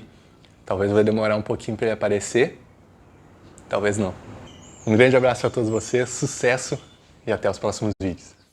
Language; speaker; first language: Portuguese; native; Portuguese